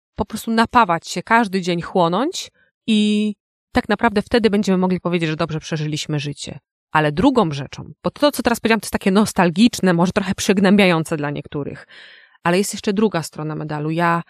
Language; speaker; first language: Polish; native; Polish